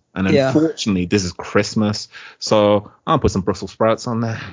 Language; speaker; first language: English; native; English